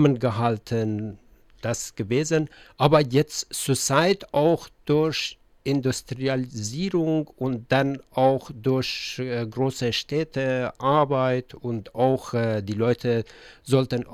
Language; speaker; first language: German; non-native, learner; Persian